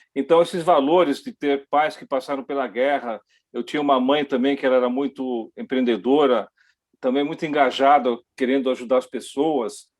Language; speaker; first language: Portuguese; early bilingual, other home language; Dutch